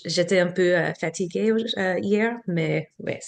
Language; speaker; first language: French; non-native, learner; English